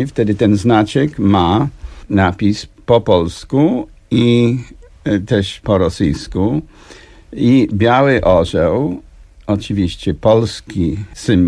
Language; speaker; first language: Polish; non-native, fluent; English